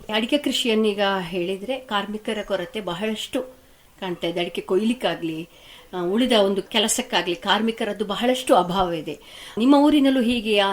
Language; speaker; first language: Kannada; native; Kannada